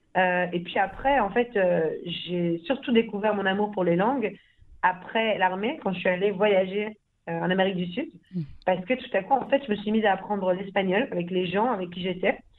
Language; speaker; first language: French; native; French